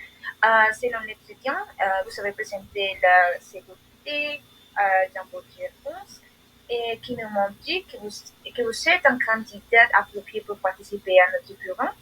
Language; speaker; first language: French; non-native, learner; Spanish